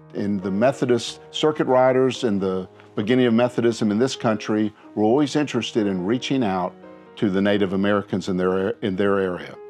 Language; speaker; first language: English; native; English